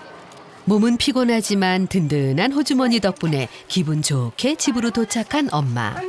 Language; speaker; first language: Korean; native; Korean